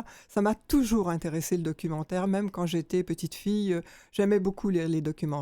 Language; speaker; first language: French; native; French